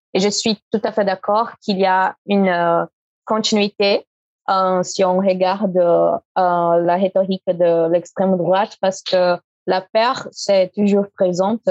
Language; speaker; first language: French; non-native, fluent; Portuguese